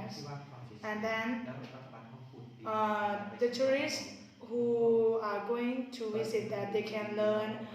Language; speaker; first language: English; non-native, learner; Thai